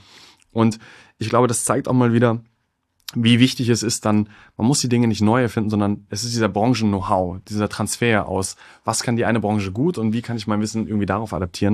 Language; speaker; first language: German; native; German